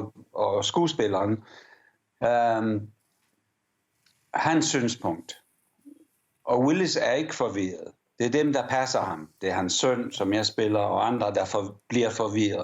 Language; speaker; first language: Danish; early bilingual, heritage; English